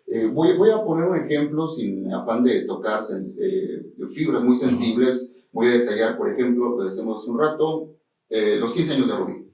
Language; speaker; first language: Spanish; native; Spanish